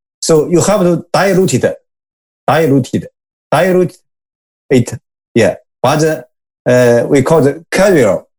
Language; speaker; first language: English; non-native, learner; Japanese